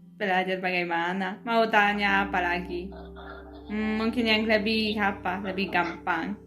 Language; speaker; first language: Indonesian; non-native, learner; Polish